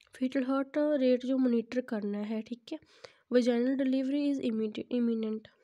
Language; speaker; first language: Hindi; non-native, local second language; Punjabi